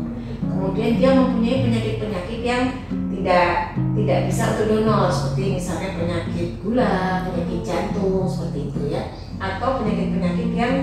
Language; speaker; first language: Indonesian; native; Indonesian